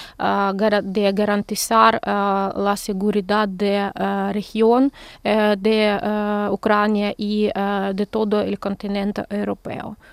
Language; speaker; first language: Spanish; non-native, learner; Ukrainian